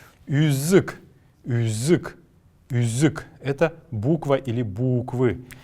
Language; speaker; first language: Russian; native; Russian